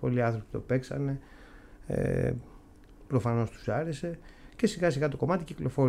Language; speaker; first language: Greek; native; Greek